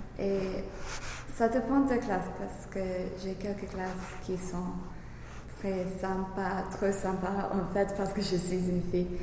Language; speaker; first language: French; non-native, learner; English